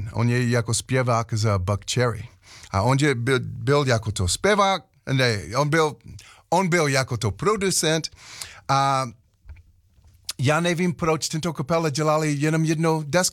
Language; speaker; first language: Czech; non-native, learner; English